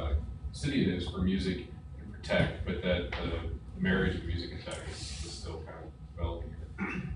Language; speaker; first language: English; native; English